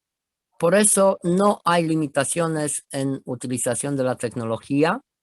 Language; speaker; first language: Spanish; non-native, learner; Romanian